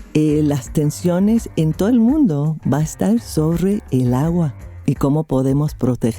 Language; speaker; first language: Spanish; non-native, fluent; English